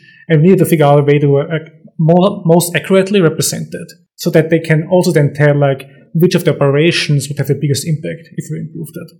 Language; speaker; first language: English; non-native, fluent; German